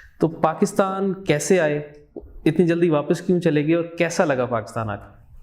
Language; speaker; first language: Urdu; native; Urdu